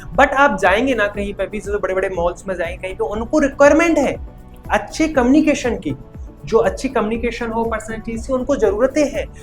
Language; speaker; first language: Hindi; native; Hindi